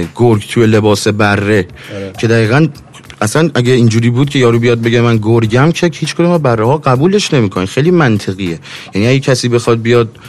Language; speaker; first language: Persian; native; Persian